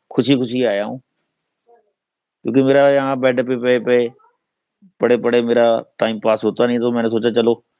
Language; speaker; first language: Hindi; non-native, local second language; Punjabi